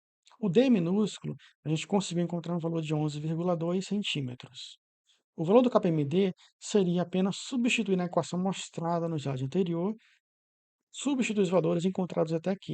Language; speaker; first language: Portuguese; native; Portuguese